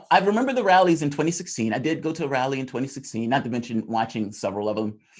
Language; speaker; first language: English; native; English